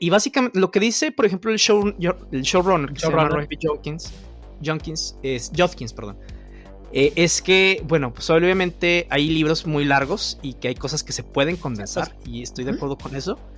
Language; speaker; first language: Spanish; native; Spanish